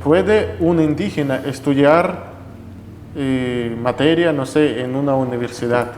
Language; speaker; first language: Spanish; non-native, fluent; Russian